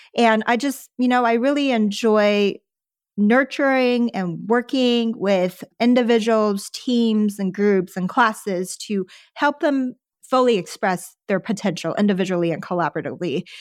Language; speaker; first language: English; early bilingual, other home language; Chinese